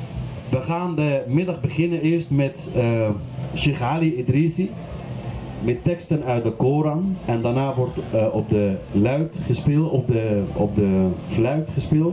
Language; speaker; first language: Dutch; non-native, fluent; Arabic